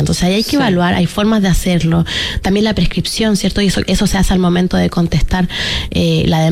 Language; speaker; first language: Spanish; native; Spanish